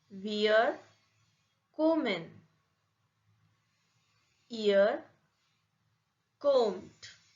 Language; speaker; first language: German; non-native, fluent; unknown